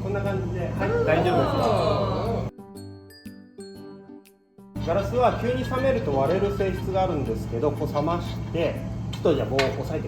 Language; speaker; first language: Japanese; native; Japanese